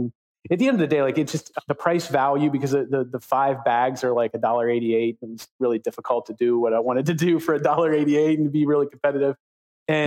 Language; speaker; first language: English; native; English